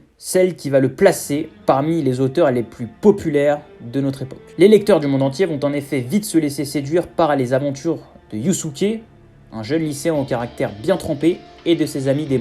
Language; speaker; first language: French; native; French